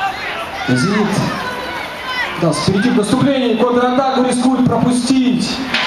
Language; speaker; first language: Russian; native; Russian